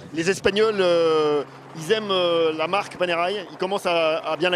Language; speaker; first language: French; native; French